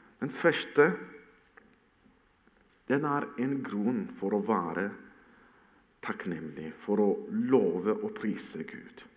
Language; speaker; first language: Norwegian; non-native, fluent; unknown